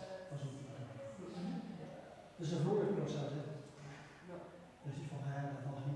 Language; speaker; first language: Dutch; native; Dutch